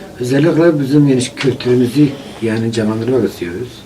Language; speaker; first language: Turkish; non-native, local second language; Kurdish